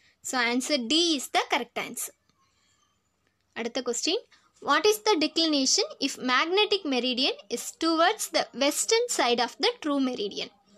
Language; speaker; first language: English; non-native, local second language; Tamil